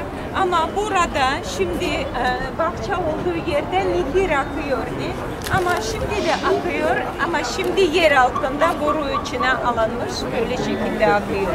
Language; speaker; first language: Turkish; non-native, fluent; Russian